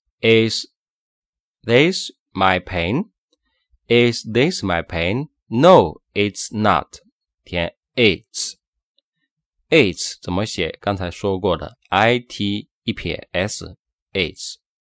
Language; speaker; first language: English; non-native, fluent; Chinese